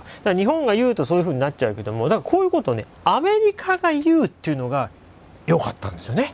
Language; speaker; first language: Japanese; native; Japanese